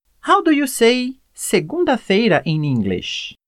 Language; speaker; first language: English; non-native, fluent; Portuguese